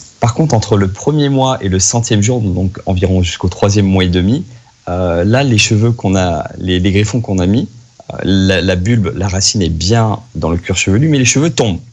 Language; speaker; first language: French; native; French